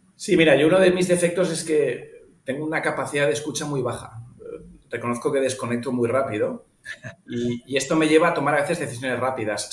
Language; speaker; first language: Spanish; native; Spanish